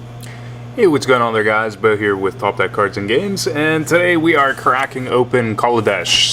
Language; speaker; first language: English; native; English